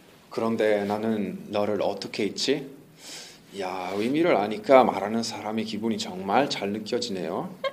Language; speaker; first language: Korean; non-native, fluent; Italian